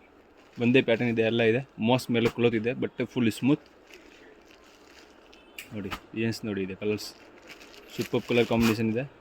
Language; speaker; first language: Kannada; non-native, local second language; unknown